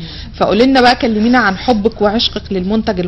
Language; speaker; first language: Arabic; native; Arabic